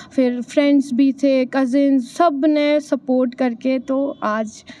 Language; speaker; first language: Hindi; native; Hindi